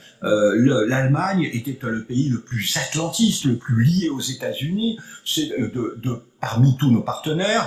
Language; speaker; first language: French; native; French